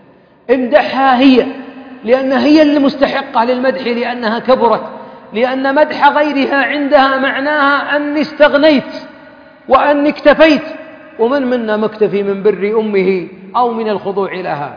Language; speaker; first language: Arabic; native; Arabic